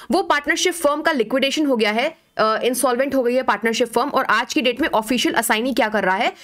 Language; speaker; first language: Hindi; native; Hindi